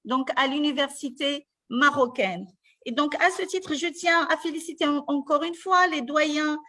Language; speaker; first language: French; non-native, local second language; Arabic